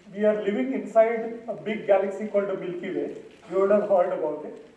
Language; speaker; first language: English; non-native, local second language; Marathi